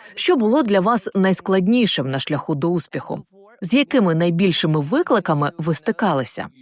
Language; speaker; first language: Ukrainian; native; Ukrainian